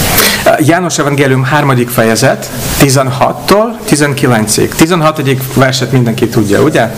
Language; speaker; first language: Hungarian; non-native, fluent; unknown